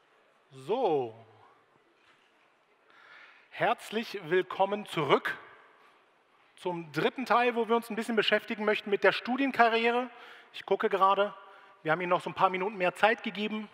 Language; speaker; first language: German; native; German